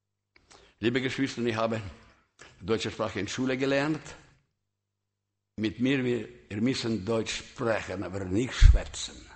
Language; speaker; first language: German; non-native, learner; Russian